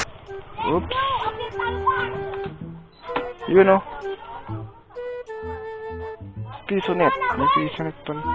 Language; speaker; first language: Filipino; native; Filipino